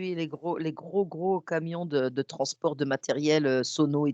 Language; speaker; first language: French; native; French